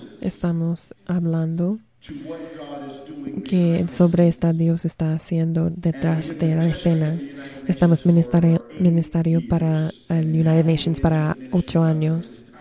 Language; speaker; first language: Spanish; non-native, learner; English